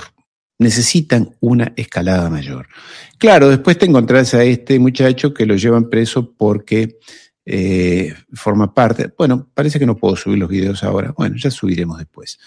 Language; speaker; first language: Spanish; native; Spanish